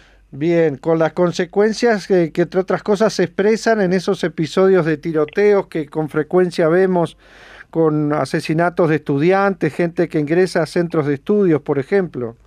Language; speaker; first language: Spanish; native; Spanish